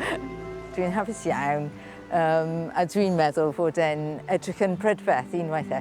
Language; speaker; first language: Welsh; non-native, learner; English